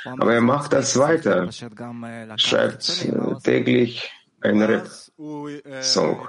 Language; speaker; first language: German; non-native, learner; Hebrew